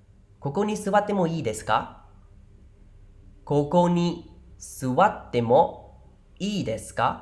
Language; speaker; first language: Japanese; non-native, fluent; Khmer